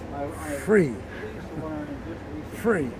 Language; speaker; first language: English; native; English